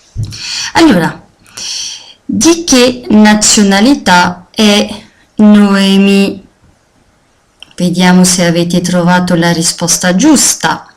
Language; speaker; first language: Italian; non-native, fluent; French